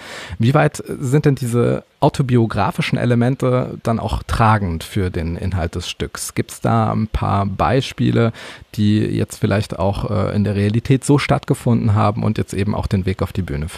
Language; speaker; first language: German; native; German